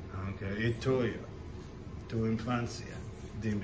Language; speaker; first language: Spanish; non-native, learner; English